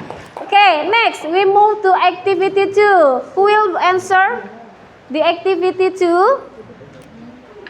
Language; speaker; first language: English; non-native, fluent; Indonesian